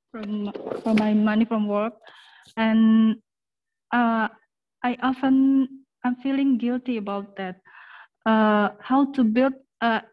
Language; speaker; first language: English; non-native, learner; Indonesian